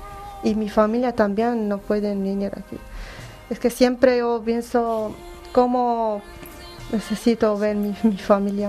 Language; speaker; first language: Spanish; non-native, learner; Arabic